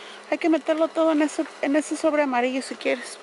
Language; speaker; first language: Spanish; native; Spanish